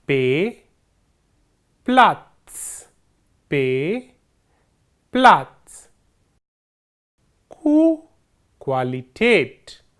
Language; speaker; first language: German; non-native, fluent; Hindi